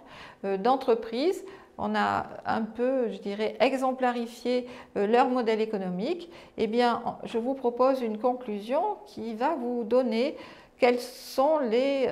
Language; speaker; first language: French; native; French